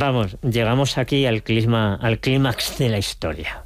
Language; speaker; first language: Spanish; native; Spanish